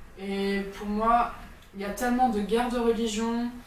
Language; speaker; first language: French; early bilingual, heritage; French